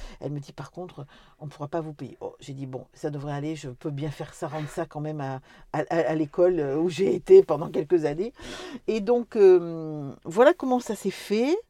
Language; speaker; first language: French; native; French